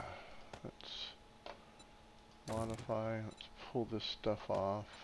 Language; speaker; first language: English; native; English